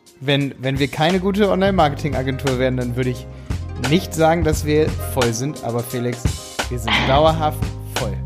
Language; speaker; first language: German; native; German